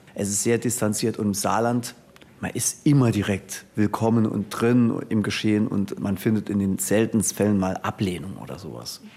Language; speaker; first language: German; native; German